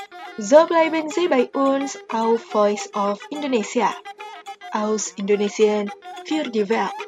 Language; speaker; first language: German; non-native, fluent; Indonesian